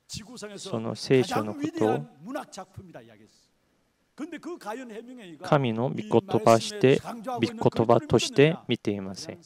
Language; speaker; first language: Japanese; non-native, fluent; Korean